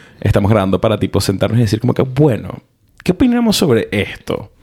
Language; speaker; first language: Spanish; early bilingual, heritage; Spanish